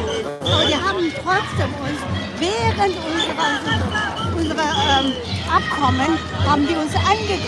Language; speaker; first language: German; non-native, fluent; Persian